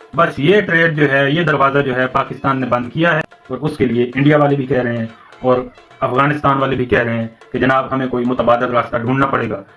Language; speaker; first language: Urdu; non-native, local second language; Northern Hindko